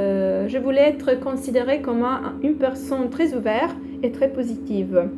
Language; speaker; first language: French; non-native, fluent; Italian